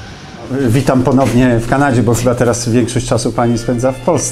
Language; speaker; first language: Polish; native; Polish